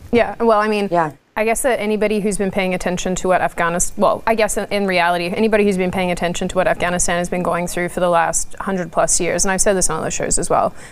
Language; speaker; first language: English; native; English